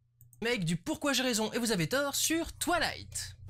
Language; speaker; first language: French; native; French